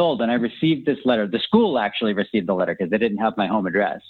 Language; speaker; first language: English; native; English